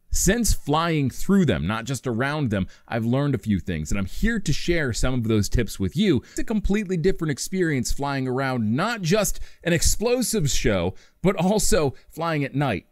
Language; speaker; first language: English; native; English